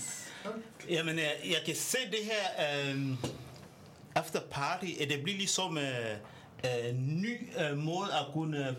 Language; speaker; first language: Danish; non-native, fluent; French